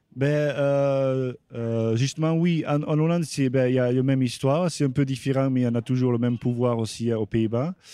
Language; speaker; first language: French; early bilingual, heritage; French